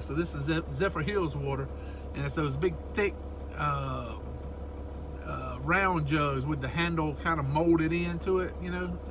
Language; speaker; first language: English; native; English